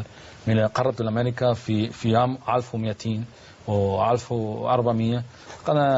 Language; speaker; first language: Arabic; non-native, learner; Spanish